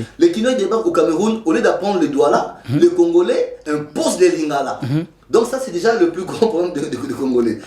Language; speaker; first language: French; non-native, local second language; Lingala